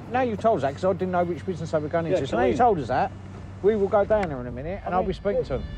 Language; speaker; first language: English; native; English